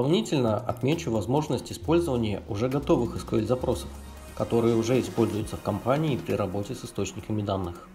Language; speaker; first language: Russian; native; Russian